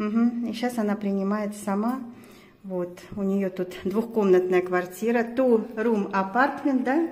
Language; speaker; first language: Russian; native; Russian